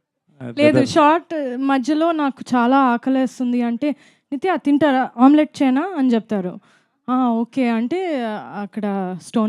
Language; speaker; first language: Telugu; non-native, fluent; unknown